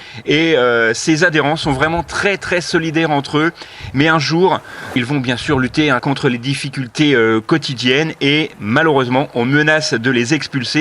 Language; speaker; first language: French; native; French